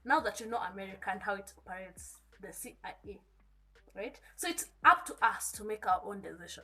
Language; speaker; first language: English; non-native, local second language; Kikuyu